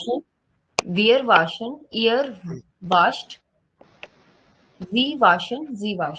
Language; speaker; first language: German; non-native, learner; Hindi